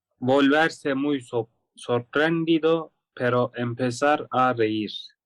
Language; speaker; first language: Spanish; non-native, fluent; Turkish